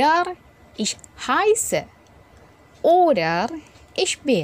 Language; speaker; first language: German; non-native, fluent; Indonesian